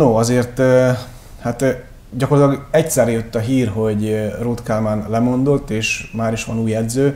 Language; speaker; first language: Hungarian; native; Hungarian